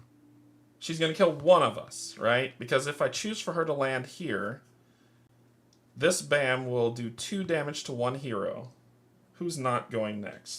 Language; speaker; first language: English; native; English